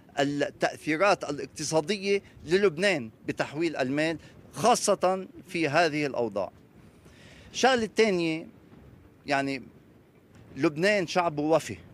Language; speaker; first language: Arabic; native; Arabic